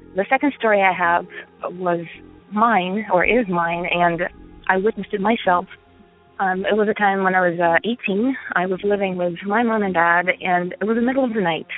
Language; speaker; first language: English; non-native, fluent; Ukrainian